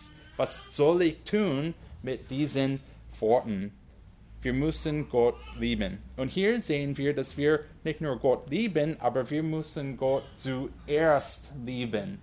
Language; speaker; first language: German; non-native, fluent; English